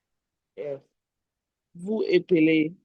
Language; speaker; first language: French; non-native, learner; English